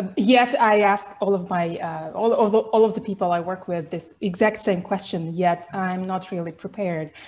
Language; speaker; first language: English; non-native, fluent; Russian